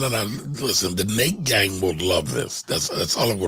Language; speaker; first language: English; native; English